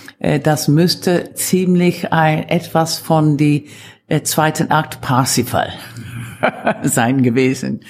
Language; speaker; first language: German; non-native, fluent; Italian